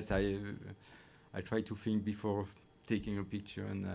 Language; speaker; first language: English; non-native, learner; French